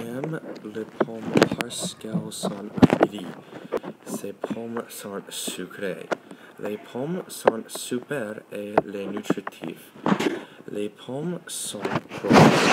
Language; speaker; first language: French; non-native, learner; English